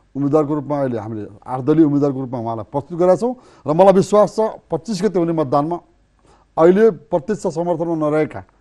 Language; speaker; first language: Nepali; native; Nepali